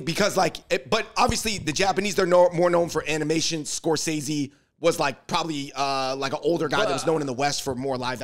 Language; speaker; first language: English; native; English